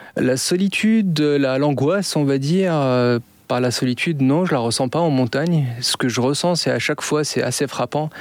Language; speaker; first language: French; non-native, local second language; Arabic